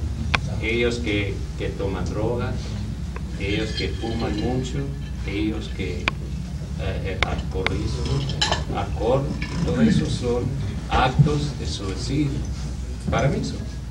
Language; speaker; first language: Spanish; non-native, learner; English